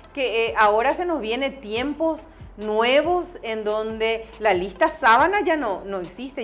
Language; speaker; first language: Spanish; native; Spanish